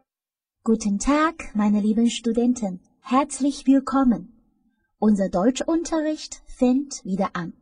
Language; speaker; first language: German; non-native, fluent; Chinese